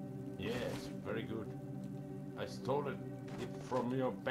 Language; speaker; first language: English; non-native, learner; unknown